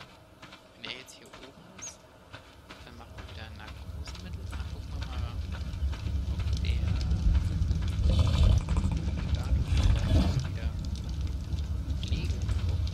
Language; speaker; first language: German; native; German